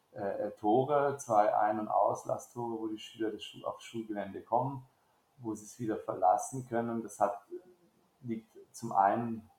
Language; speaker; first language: German; native; German